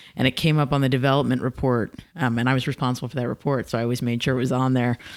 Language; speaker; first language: English; native; English